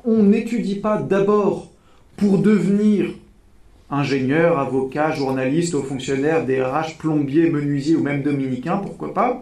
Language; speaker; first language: French; native; French